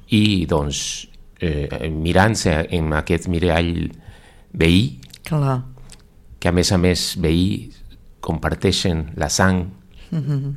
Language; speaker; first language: Catalan; non-native, fluent; Spanish